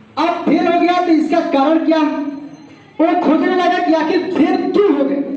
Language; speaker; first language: Hindi; native; Hindi